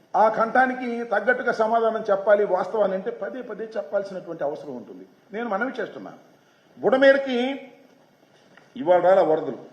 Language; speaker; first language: Telugu; native; Telugu